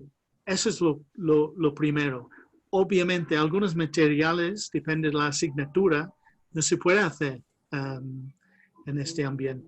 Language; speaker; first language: Spanish; non-native, fluent; English